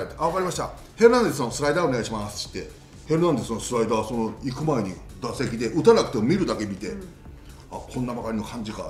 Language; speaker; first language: Japanese; native; Japanese